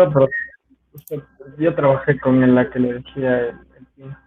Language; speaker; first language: Spanish; native; Spanish